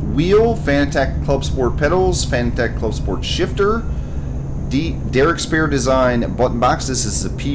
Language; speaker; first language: English; native; English